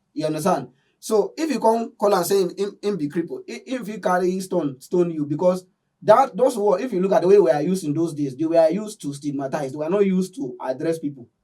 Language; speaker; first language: Nigerian Pidgin; non-native, local second language; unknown